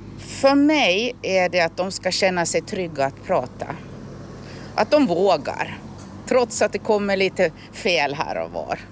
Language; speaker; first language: Swedish; native; Swedish